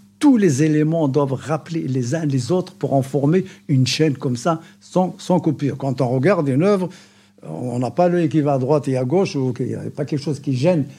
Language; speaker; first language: French; non-native, local second language; Arabic